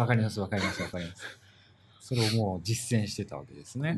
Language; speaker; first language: Japanese; native; Japanese